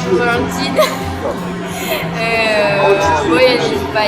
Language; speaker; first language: Spanish; non-native, learner; French